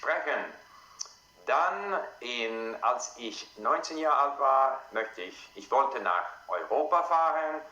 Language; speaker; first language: German; non-native, fluent; English